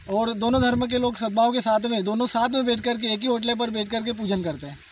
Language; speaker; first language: Hindi; native; Hindi